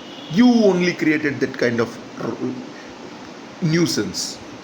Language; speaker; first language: English; non-native, local second language; Bangla